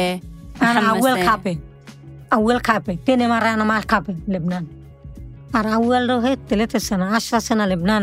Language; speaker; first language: Arabic; non-native, learner; Bangla